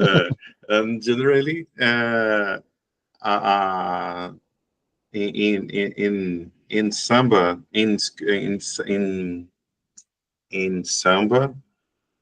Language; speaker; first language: English; non-native, learner; Portuguese